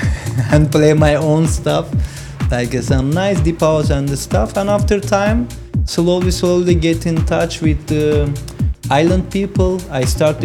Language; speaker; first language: English; non-native, fluent; Turkish